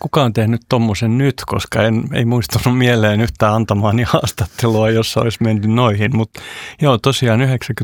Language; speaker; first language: Finnish; non-native, local second language; Swedish